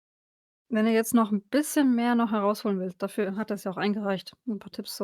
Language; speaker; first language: German; native; German